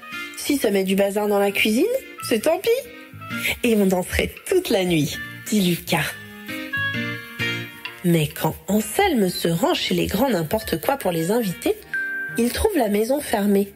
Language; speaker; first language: French; native; French